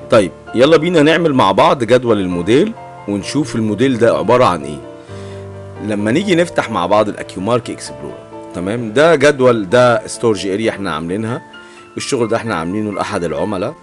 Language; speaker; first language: Arabic; native; Arabic